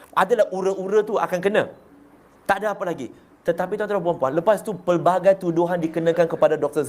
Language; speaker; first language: Malay; non-native, local second language; Chinese